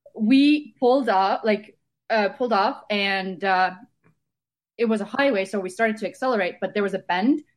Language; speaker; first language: English; non-native, fluent; Estonian